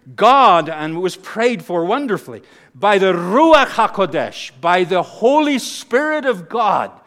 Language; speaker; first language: English; native; English